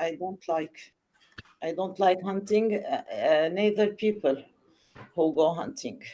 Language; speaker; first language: English; non-native, learner; Arabic